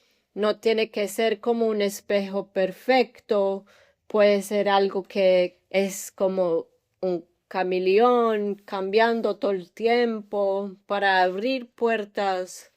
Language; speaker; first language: Spanish; early bilingual, heritage; English